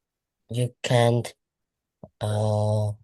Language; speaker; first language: English; non-native, learner; Vietnamese